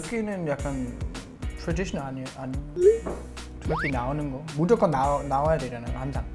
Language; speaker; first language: Korean; non-native, fluent; German